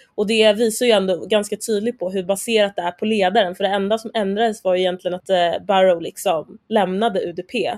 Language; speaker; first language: Swedish; native; Swedish